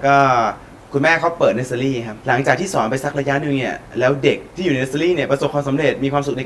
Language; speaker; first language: Thai; native; Thai